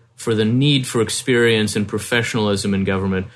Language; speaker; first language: English; native; English